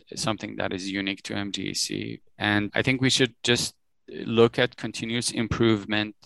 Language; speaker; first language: English; early bilingual, other home language; Persian